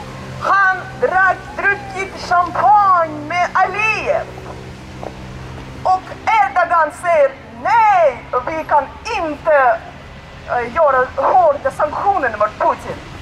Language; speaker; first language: Swedish; non-native, learner; Russian